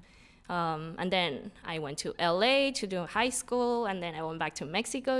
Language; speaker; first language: English; non-native, fluent; Spanish